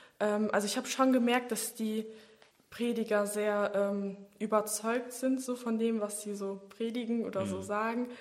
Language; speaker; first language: German; early bilingual, other home language; Bosnian